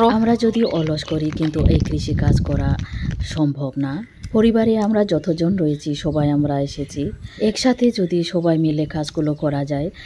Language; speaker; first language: Bangla; non-native, local second language; Bodo